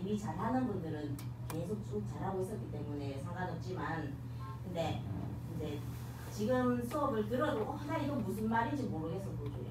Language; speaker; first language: Korean; native; Korean